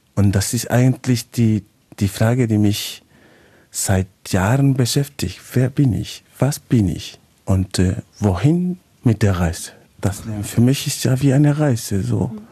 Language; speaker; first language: German; non-native, fluent; Spanish